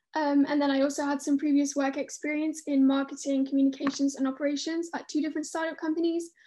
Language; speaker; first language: English; native; English